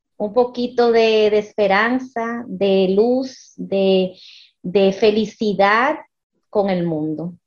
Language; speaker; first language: Spanish; early bilingual, heritage; Spanish